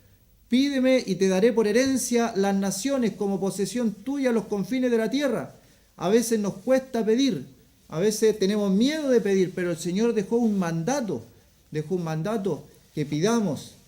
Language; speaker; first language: Spanish; native; Spanish